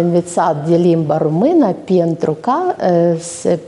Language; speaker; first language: Romanian; non-native, learner; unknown